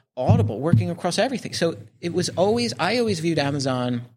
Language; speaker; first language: English; native; English